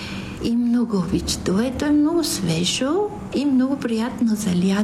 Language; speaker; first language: Bulgarian; non-native, fluent; Italian